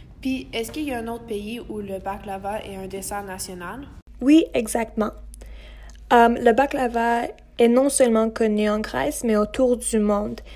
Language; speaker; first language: French; non-native, local second language; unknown